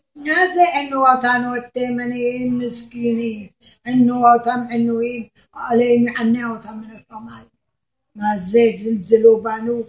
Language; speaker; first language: Hebrew; non-native, learner; Arabic